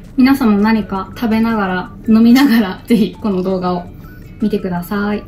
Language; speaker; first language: Japanese; native; Japanese